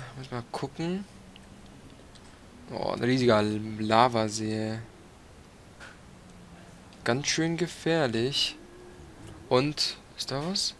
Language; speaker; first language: German; native; German